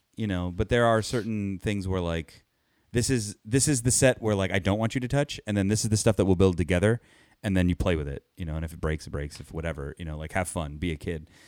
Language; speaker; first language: English; native; English